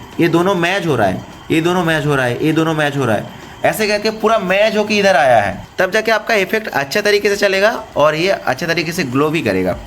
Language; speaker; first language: Hindi; non-native, local second language; Odia